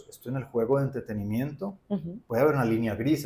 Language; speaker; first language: Spanish; native; Spanish